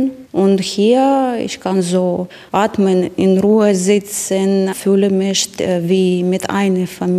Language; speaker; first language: German; non-native, learner; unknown